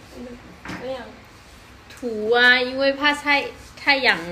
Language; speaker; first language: Chinese; non-native, learner; Lao